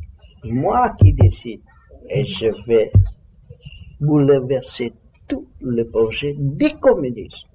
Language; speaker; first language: French; non-native, learner; Vietnamese